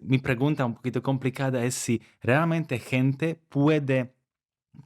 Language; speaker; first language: Spanish; non-native, fluent; Slovak